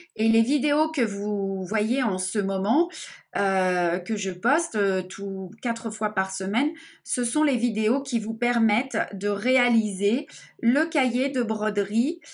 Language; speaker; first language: French; native; French